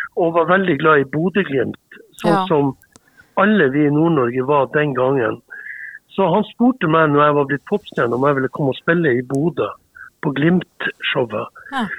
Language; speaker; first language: Norwegian; native; Norwegian